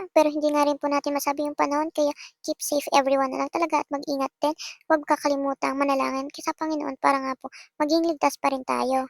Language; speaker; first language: Filipino; non-native, local second language; Bikol